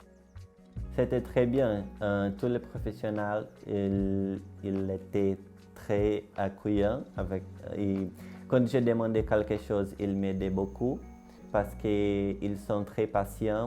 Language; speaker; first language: French; non-native, learner; Portuguese